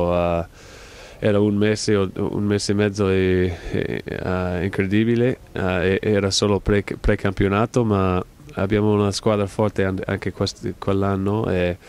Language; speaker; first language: Italian; non-native, fluent; English